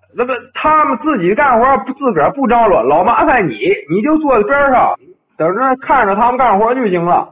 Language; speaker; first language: Chinese; native; Chinese